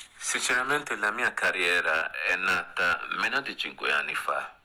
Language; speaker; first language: Italian; non-native, fluent; English